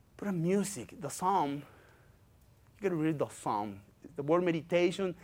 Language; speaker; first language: English; non-native, fluent; Spanish